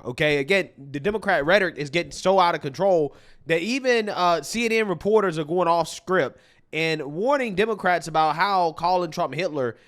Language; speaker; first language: English; native; English